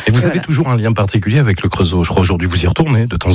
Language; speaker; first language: French; native; French